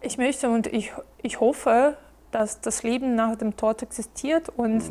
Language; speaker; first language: German; non-native, fluent; Ukrainian